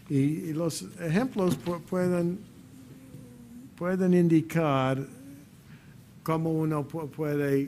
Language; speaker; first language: Spanish; non-native, fluent; English